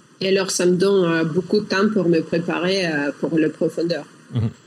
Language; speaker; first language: French; non-native, learner; Russian